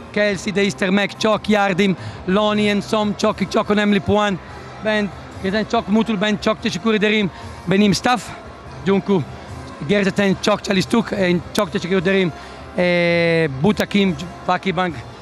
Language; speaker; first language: Turkish; non-native, learner; Italian